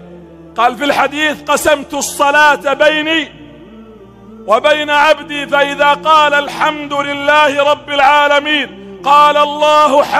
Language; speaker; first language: Arabic; native; Arabic